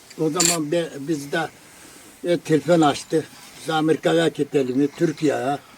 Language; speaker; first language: Turkish; non-native, learner; Kyrgyz